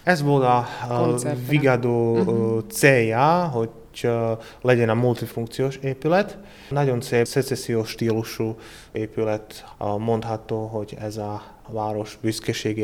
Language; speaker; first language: Hungarian; non-native, learner; Slovak